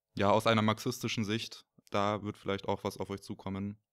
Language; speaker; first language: German; native; German